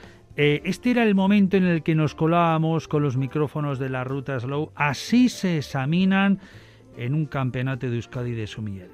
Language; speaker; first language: Spanish; native; Spanish